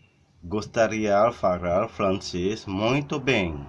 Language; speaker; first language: Portuguese; non-native, learner; Haitian Creole